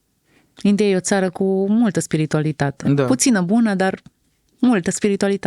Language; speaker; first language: Romanian; native; Romanian